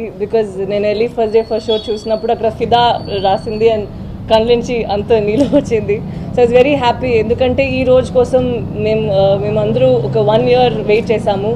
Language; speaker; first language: Telugu; non-native, learner; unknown